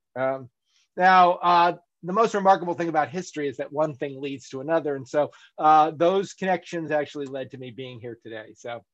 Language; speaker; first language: English; native; English